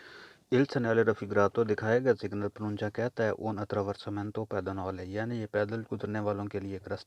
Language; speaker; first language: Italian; non-native, learner; Urdu